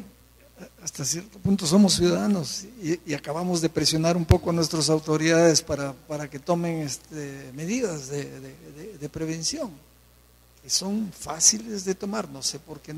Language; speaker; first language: Spanish; native; Spanish